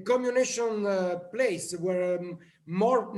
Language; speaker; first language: English; non-native, learner; Italian